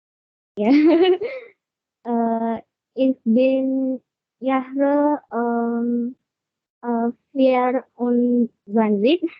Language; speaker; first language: German; non-native, learner; Indonesian